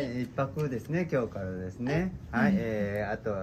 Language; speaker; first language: Japanese; native; Japanese